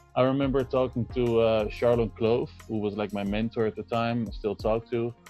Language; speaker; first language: English; non-native, fluent; Dutch